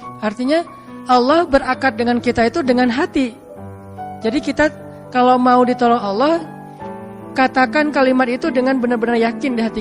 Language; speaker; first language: Indonesian; native; Indonesian